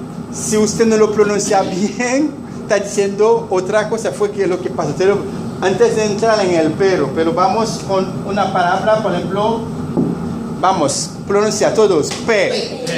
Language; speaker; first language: Spanish; non-native, fluent; Haitian Creole